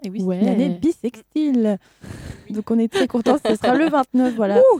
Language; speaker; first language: French; native; French